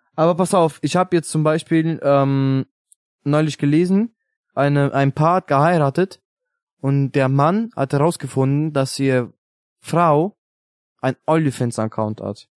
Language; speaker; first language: German; early bilingual, other home language; Italian